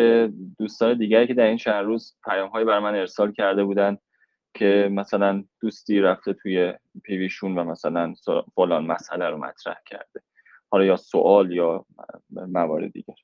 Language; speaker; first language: Persian; native; Persian